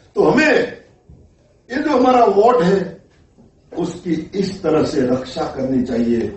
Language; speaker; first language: Hindi; non-native, local second language; Gujarati